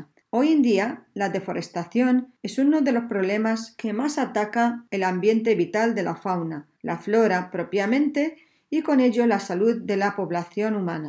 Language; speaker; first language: Spanish; native; Spanish